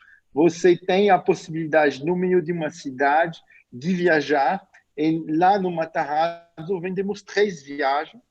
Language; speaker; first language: Portuguese; non-native, fluent; French